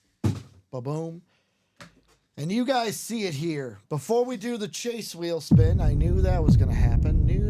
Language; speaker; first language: English; native; English